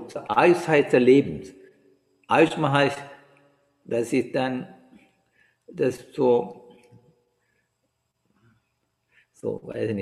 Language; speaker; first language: German; non-native, learner; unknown